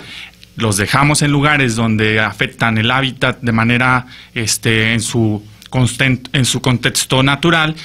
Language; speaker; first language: Spanish; native; Spanish